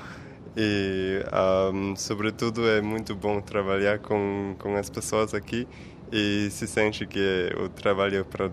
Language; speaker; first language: Portuguese; non-native, fluent; German